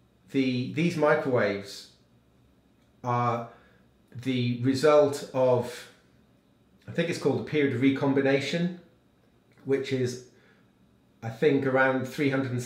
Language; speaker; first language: English; native; English